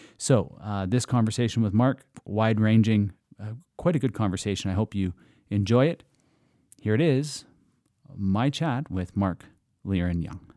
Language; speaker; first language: English; native; English